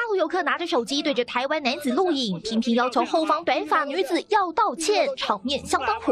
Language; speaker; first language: Chinese; native; Chinese